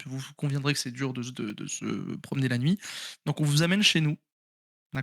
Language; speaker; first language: French; native; French